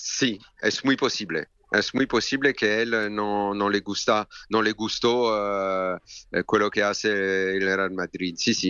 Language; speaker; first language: Spanish; non-native, learner; French